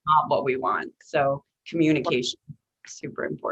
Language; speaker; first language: English; native; English